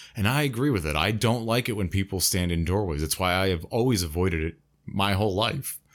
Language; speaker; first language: English; native; English